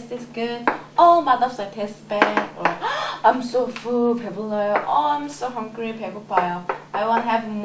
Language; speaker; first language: English; non-native, learner; Korean